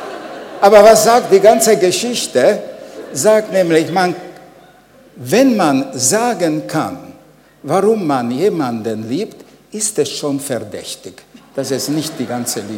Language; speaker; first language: German; non-native, fluent; Hungarian